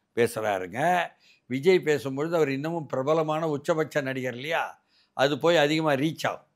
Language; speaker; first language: Tamil; native; Tamil